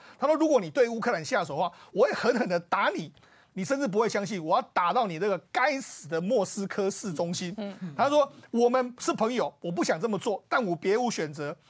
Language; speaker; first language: Chinese; native; Chinese